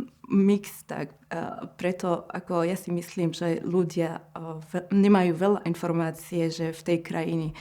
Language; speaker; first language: Slovak; non-native, fluent; Arabic